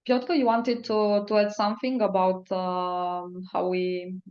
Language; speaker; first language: English; non-native, fluent; Romanian